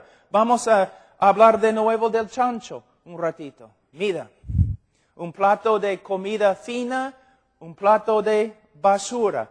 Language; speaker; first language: Spanish; non-native, fluent; English